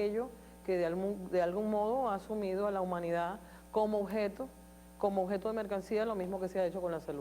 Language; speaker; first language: Spanish; native; Spanish